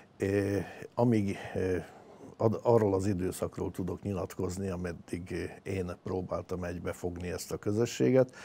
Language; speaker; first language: Hungarian; native; Hungarian